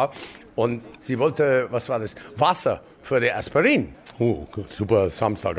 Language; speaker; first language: German; non-native, fluent; English